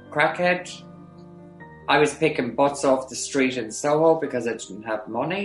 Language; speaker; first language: English; native; English